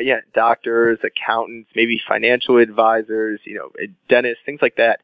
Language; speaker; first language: English; native; English